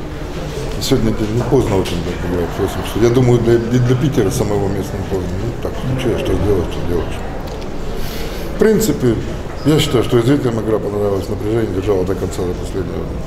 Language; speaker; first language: Russian; native; Russian